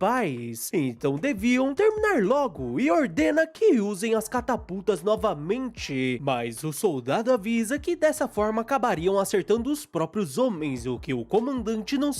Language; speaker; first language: Portuguese; native; Portuguese